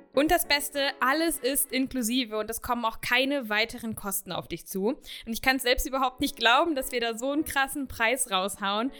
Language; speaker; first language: German; native; German